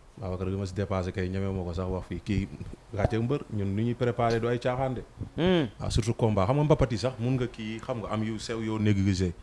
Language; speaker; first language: Wolof; non-native, local second language; Serer